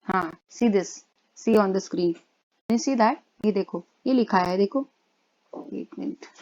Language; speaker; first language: Hindi; non-native, local second language; Marathi